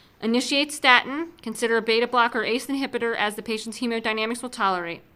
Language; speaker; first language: English; native; English